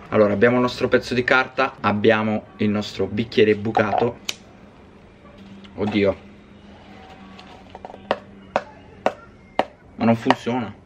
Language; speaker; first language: Italian; native; Italian